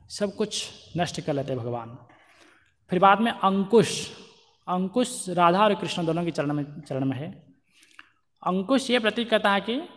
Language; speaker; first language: Hindi; non-native, local second language; Marathi